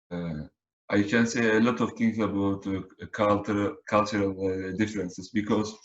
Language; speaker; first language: English; non-native, learner; Turkish